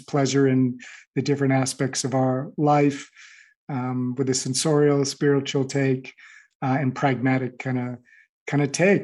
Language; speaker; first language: English; native; English